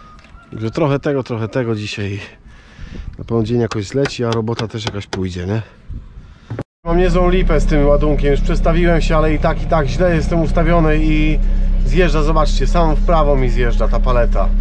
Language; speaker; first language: Polish; native; Polish